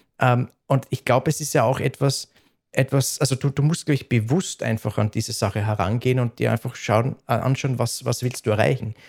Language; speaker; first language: German; native; German